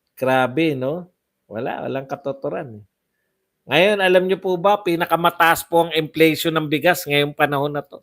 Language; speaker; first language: Filipino; non-native, local second language; Waray